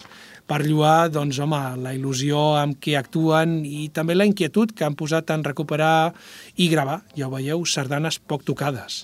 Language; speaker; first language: Catalan; native; Catalan